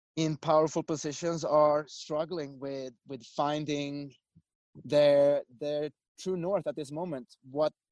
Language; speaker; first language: English; non-native, fluent; Swedish